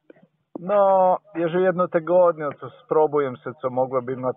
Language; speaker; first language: Polish; non-native, learner; Slovenian